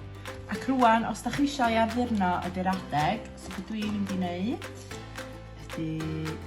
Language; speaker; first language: Welsh; native; Welsh